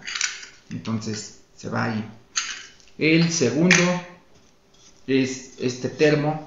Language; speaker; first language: Spanish; native; Spanish